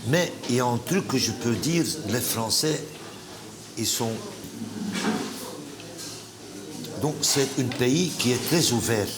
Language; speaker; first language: French; non-native, local second language; Dutch